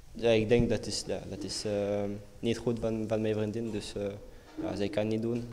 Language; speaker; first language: Dutch; non-native, learner; French